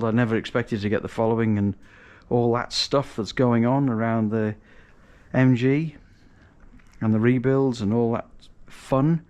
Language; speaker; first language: English; native; English